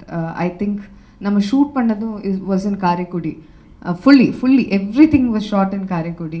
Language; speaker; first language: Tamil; non-native, local second language; Malayalam